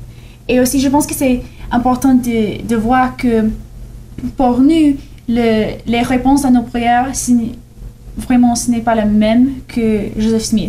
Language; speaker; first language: French; non-native, learner; English